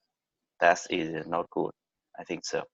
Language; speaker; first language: English; non-native, learner; Vietnamese